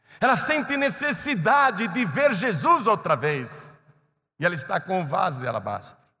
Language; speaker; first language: Portuguese; native; Portuguese